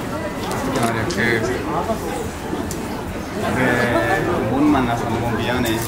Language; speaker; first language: Korean; early bilingual, heritage; Korean